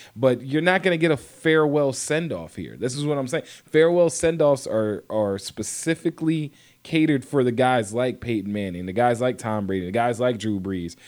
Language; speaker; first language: English; native; English